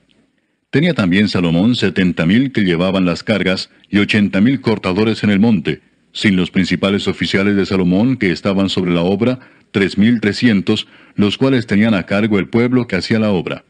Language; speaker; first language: Spanish; native; Spanish